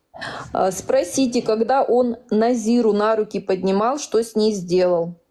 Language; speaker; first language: Russian; native; Russian